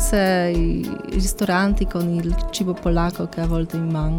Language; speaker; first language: Italian; non-native, learner; Polish